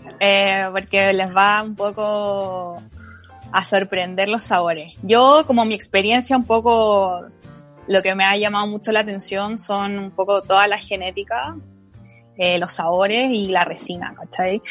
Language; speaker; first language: Spanish; native; Spanish